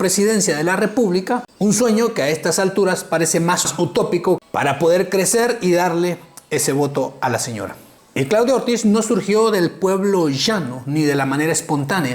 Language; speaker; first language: Spanish; native; Spanish